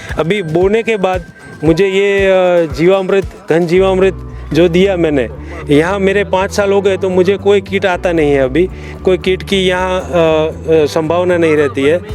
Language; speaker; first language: Hindi; non-native, local second language; Gujarati